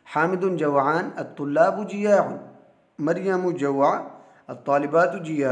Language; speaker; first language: Arabic; non-native, fluent; Urdu